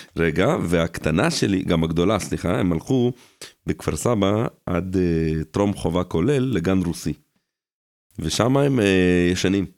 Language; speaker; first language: Hebrew; early bilingual, other home language; Russian